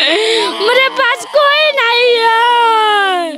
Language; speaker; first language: Hindi; non-native, local second language; Bhojpuri